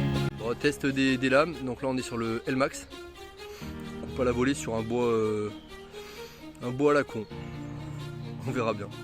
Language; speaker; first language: French; native; French